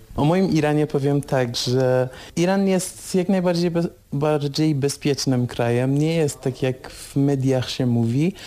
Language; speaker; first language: Polish; non-native, fluent; Persian